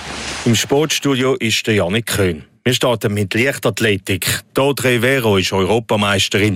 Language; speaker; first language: German; native; German